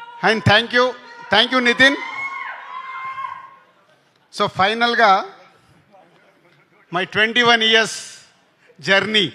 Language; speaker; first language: Telugu; native; Telugu